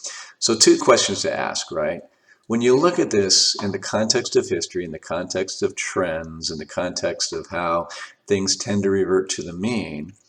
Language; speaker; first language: English; native; English